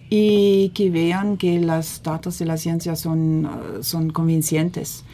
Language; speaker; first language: Spanish; non-native, fluent; German